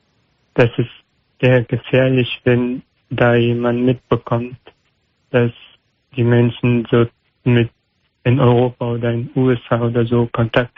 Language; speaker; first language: German; non-native, learner; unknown